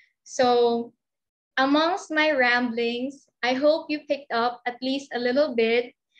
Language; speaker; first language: English; non-native, local second language; Filipino